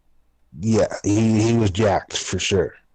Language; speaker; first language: English; native; English